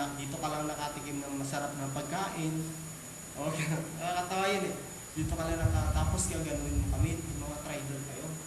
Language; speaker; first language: Filipino; non-native, local second language; Cebuano